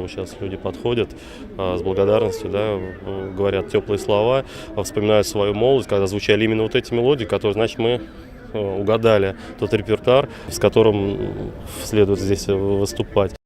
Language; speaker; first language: Russian; native; Russian